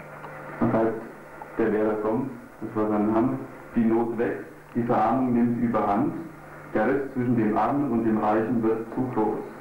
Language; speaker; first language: German; native; German